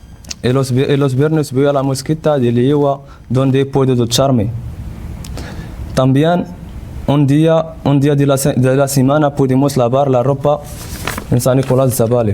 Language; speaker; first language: Spanish; non-native, learner; Central Atlas Tamazight